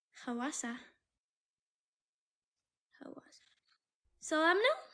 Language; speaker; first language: Amharic; non-native, learner; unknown